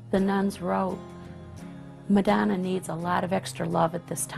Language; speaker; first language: English; native; English